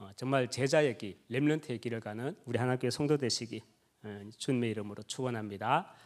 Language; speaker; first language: Korean; native; Korean